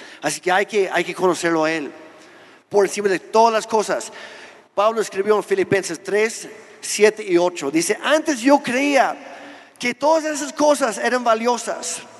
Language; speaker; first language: Spanish; non-native, fluent; English